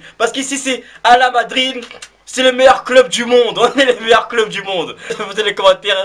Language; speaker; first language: French; native; French